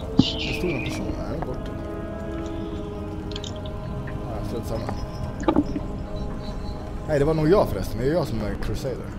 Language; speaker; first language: Swedish; native; Swedish